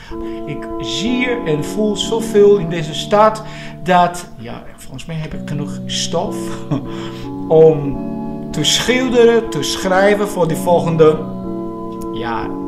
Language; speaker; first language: Dutch; non-native, fluent; Portuguese